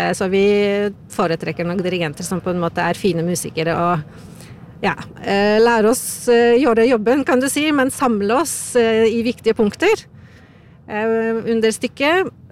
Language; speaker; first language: Norwegian; non-native, fluent; Polish